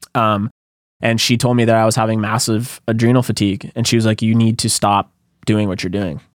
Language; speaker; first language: English; native; English